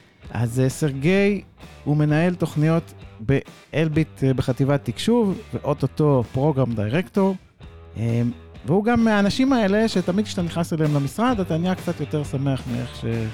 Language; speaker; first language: Hebrew; native; Hebrew